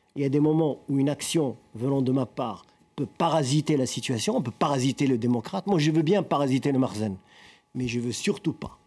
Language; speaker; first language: French; non-native, local second language; Arabic